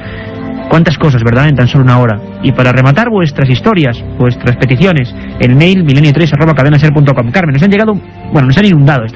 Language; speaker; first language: Spanish; native; Spanish